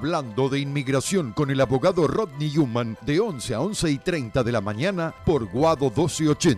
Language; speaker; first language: Spanish; native; Spanish